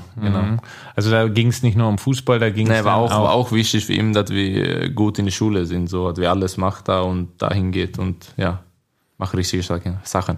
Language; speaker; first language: German; non-native, learner; Swedish